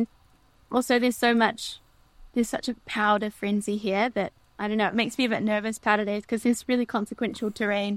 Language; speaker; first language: English; native; English